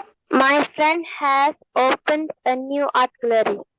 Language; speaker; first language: English; non-native, learner; Tamil